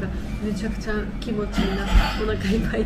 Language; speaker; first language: Japanese; non-native, learner; Georgian